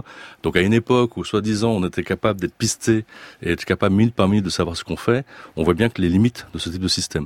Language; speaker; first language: French; native; French